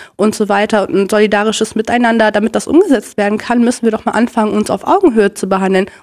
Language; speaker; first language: German; native; German